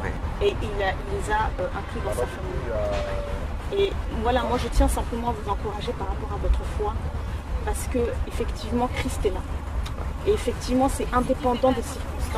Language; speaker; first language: French; native; French